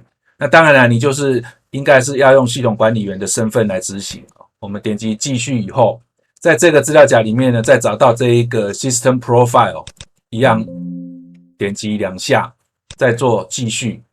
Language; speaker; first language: Chinese; native; Chinese